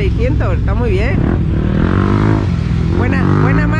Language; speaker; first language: Spanish; native; Spanish